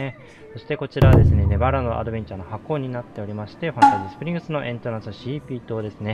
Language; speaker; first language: Japanese; native; Japanese